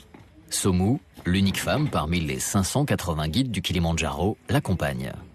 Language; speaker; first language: French; native; French